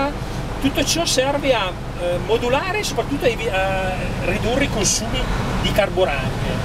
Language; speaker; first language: Italian; native; Italian